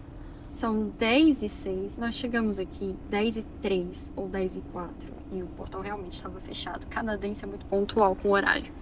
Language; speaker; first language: Portuguese; native; Portuguese